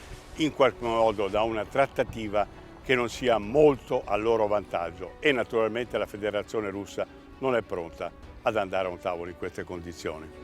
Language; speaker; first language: Italian; native; Italian